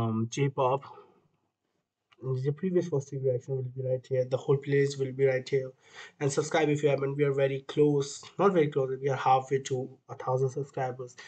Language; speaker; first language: English; non-native, local second language; Hindi